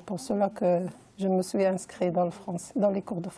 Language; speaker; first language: French; non-native, learner; Arabic